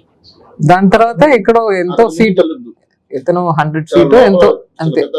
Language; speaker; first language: Telugu; non-native, learner; Tamil